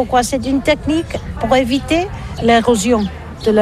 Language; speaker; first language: French; non-native, learner; Catalan